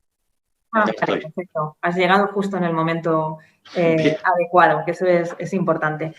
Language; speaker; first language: Spanish; native; Spanish